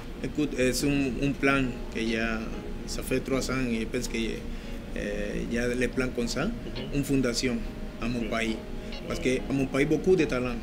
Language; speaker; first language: French; non-native, learner; Spanish